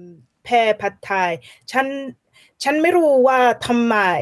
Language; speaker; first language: Thai; non-native, learner; English